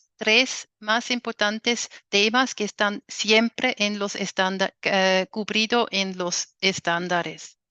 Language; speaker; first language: Spanish; non-native, fluent; German